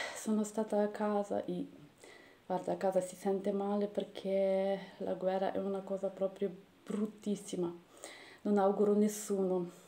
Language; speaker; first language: Italian; non-native, fluent; Ukrainian